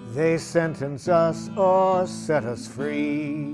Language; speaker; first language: English; native; English